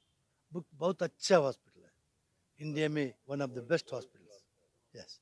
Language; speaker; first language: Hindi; non-native, local second language; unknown